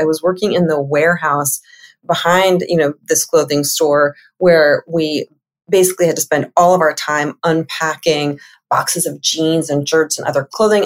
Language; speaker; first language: English; native; English